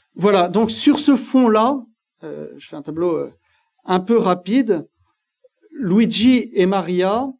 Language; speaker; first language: French; native; French